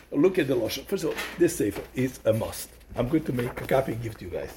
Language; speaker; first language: English; native; English